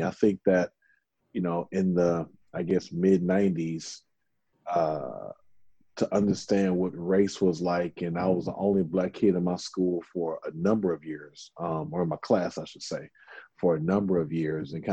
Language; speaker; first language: English; native; English